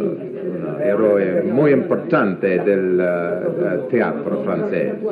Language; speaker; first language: Spanish; non-native, learner; English